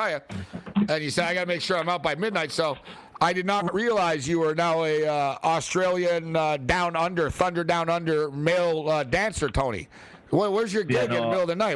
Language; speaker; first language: English; native; English